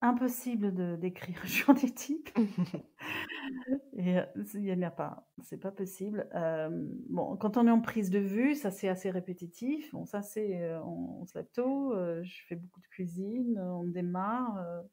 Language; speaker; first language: French; non-native, fluent; English